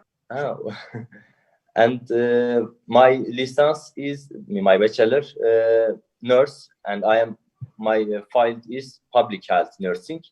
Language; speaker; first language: English; non-native, learner; Turkish